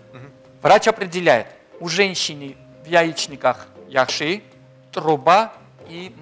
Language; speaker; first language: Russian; non-native, fluent; Georgian